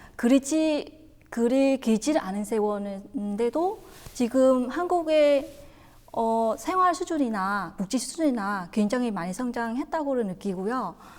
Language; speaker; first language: Korean; non-native, fluent; Vietnamese